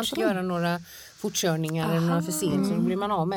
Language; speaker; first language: Swedish; native; Swedish